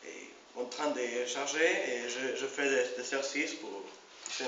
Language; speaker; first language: French; non-native, learner; Spanish